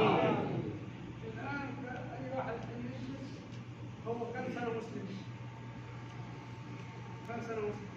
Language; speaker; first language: Arabic; non-native, learner; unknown